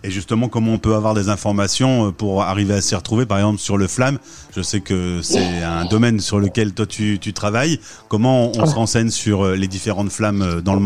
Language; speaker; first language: French; native; French